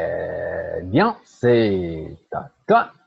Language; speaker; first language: French; non-native, fluent; Portuguese